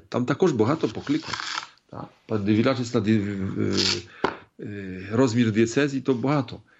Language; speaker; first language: Polish; non-native, learner; Ukrainian